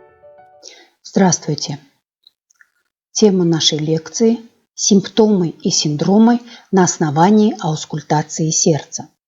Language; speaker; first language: Russian; native; Russian